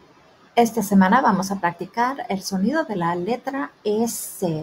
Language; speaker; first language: Spanish; early bilingual, heritage; Spanish